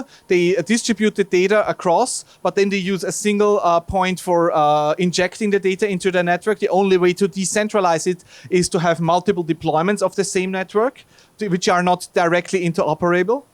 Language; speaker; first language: English; non-native, fluent; German